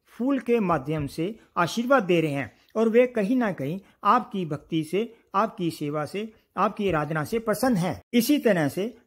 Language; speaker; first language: Hindi; native; Hindi